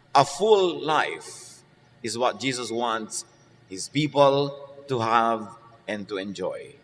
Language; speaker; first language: English; non-native, local second language; Filipino